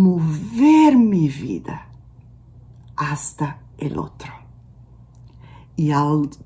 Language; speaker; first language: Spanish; non-native, learner; Portuguese